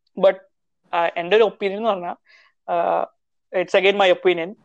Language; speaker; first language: English; non-native, local second language; Malayalam